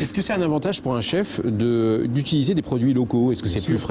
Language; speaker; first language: French; native; French